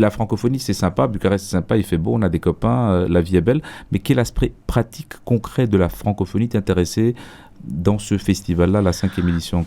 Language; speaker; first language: French; native; French